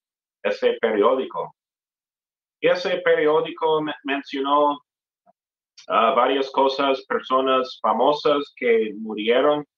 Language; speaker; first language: Spanish; non-native, fluent; English